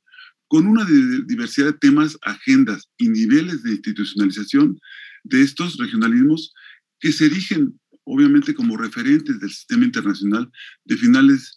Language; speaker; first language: Spanish; native; Spanish